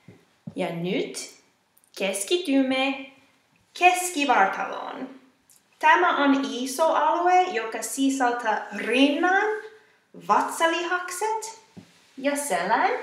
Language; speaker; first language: Finnish; non-native, fluent; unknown